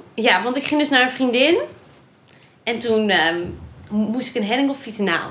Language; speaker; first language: Dutch; native; Dutch